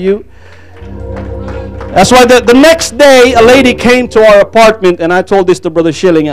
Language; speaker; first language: English; non-native, local second language; Filipino